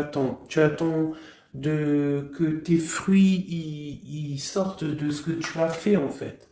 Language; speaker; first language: French; native; French